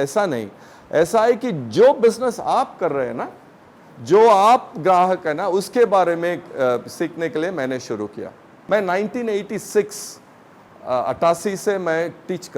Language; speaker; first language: Hindi; non-native, local second language; Tamil